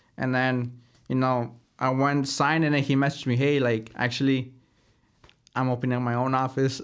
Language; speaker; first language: English; early bilingual, other home language; Spanish